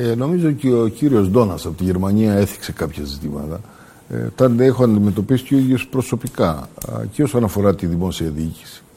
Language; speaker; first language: Greek; early bilingual, heritage; Greek